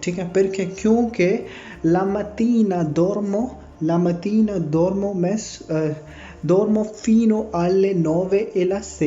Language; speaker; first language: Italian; non-native, fluent; Urdu